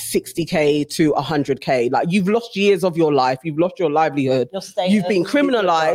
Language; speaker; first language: English; native; English